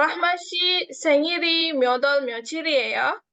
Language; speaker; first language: Korean; non-native, fluent; Indonesian